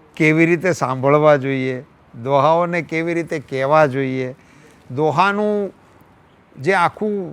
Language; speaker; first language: Gujarati; native; Gujarati